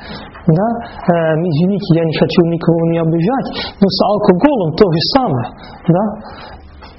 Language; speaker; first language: Russian; non-native, fluent; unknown